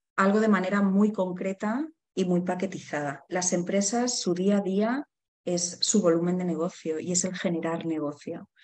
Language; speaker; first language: Spanish; native; Spanish